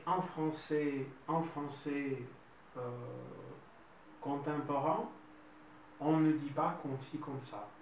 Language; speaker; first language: French; non-native, fluent; Russian